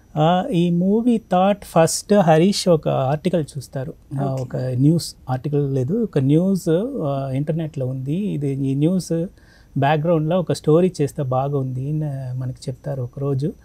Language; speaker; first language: Telugu; non-native, learner; Tamil